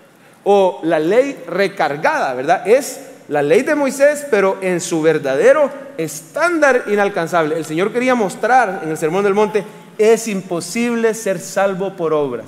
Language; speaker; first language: Spanish; native; Spanish